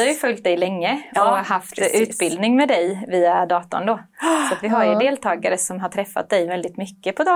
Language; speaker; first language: Swedish; native; Swedish